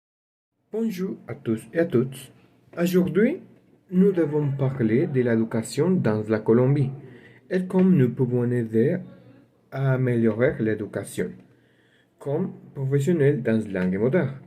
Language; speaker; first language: French; non-native, learner; Spanish